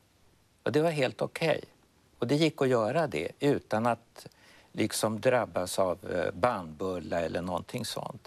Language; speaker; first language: Swedish; native; Swedish